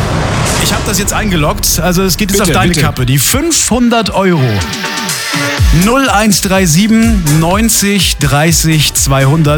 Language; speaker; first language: German; native; German